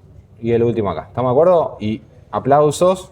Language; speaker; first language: Spanish; native; Spanish